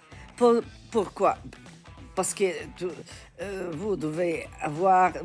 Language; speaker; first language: French; non-native, learner; Italian